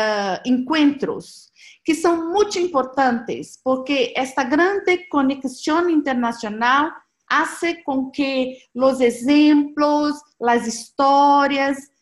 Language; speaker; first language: Spanish; non-native, learner; Portuguese